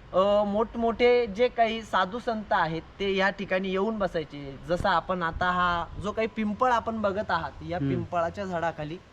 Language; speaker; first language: Marathi; non-native, local second language; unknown